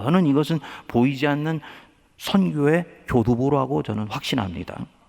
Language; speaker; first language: Korean; native; Korean